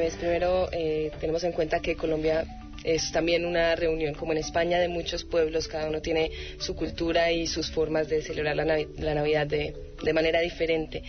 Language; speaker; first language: Spanish; native; Spanish